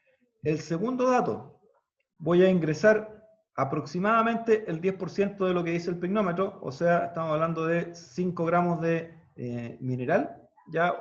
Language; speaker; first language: Spanish; native; Spanish